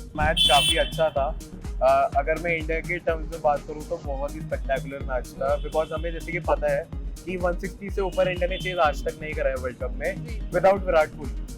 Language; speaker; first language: Hindi; native; Hindi